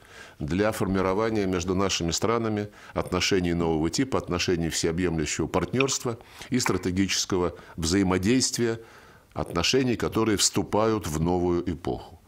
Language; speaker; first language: Russian; native; Russian